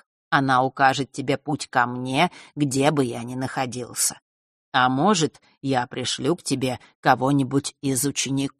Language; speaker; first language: Russian; native; Russian